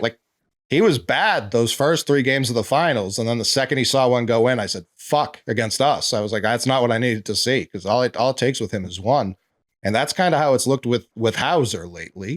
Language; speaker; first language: English; native; English